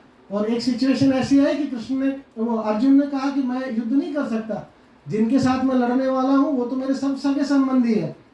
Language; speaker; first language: Hindi; native; Hindi